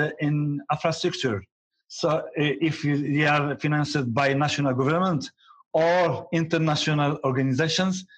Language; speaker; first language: English; non-native, learner; Arabic